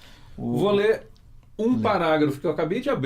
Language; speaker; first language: Portuguese; native; Portuguese